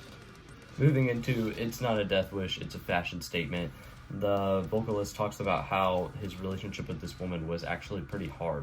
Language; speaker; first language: English; native; English